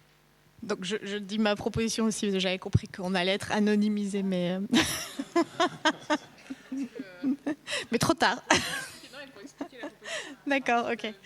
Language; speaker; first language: French; native; French